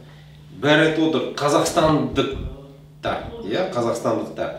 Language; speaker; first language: Kazakh; non-native, local second language; Russian